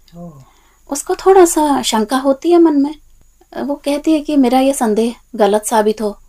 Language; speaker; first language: Hindi; native; Hindi